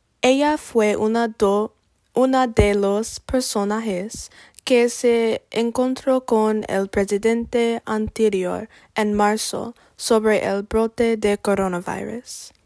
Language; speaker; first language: Spanish; non-native, learner; English